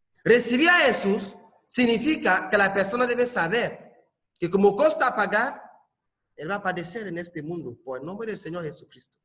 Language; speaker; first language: Spanish; non-native, fluent; French